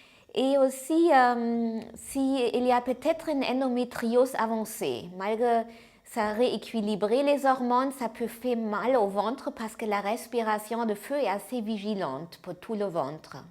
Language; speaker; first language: French; non-native, fluent; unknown